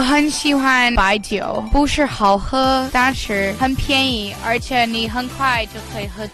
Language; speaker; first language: Chinese; non-native, fluent; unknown